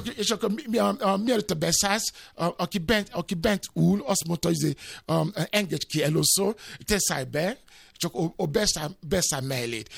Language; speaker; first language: Hungarian; non-native, learner; Yoruba